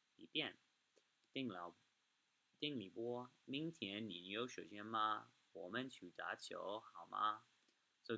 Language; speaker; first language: Chinese; non-native, fluent; English